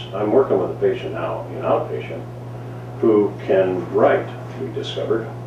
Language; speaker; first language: English; native; English